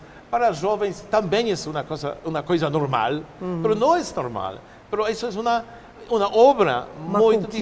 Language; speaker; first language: Portuguese; non-native, fluent; Polish